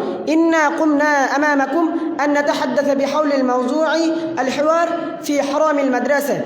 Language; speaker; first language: Arabic; non-native, learner; Bangla